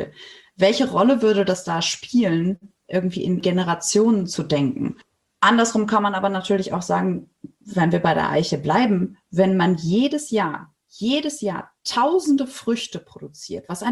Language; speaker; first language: German; native; German